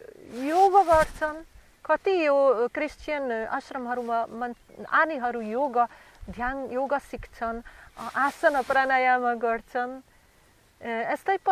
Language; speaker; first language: Nepali; non-native, learner; Slovak